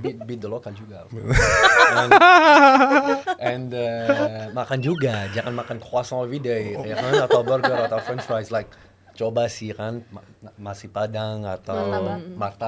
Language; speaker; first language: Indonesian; non-native, learner; French